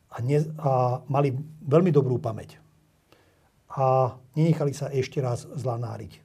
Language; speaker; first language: Slovak; non-native, local second language; Hungarian